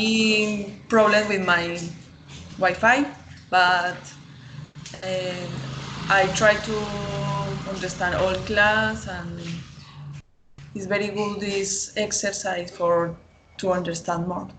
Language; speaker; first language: English; non-native, learner; Spanish